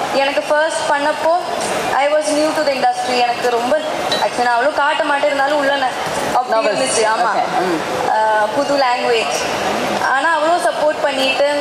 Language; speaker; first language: Tamil; non-native, local second language; Malayalam